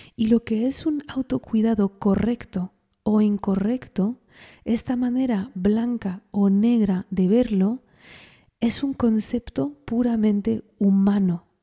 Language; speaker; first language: Spanish; non-native, fluent; French